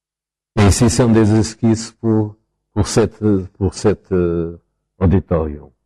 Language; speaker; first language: French; non-native, fluent; Portuguese